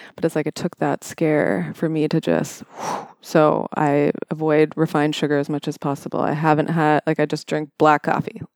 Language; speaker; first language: English; native; English